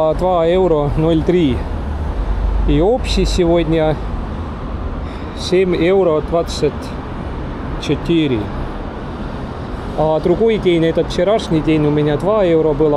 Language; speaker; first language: Russian; non-native, learner; Estonian